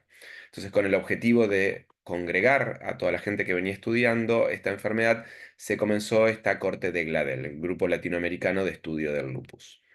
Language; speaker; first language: Spanish; native; Spanish